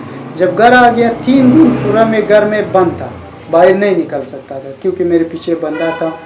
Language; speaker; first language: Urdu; non-native, learner; Persian